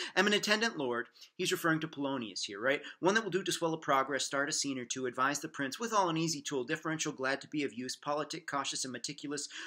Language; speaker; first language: English; native; English